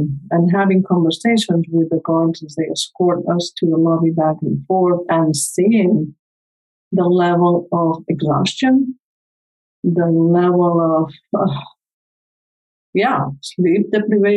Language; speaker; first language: English; non-native, fluent; Spanish